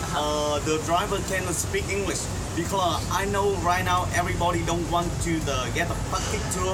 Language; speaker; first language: English; non-native, learner; Vietnamese